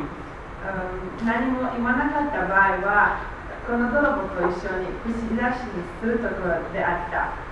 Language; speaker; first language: Japanese; non-native, learner; Romanian